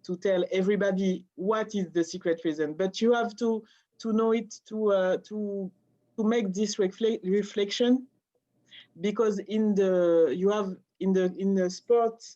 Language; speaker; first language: English; non-native, learner; French